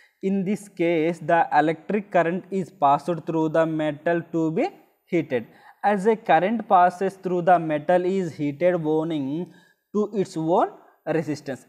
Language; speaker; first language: English; non-native, local second language; Telugu